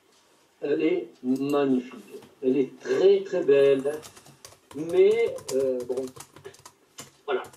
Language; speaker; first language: French; native; French